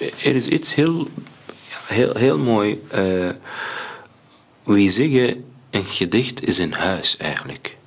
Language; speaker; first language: Dutch; non-native, learner; Arabic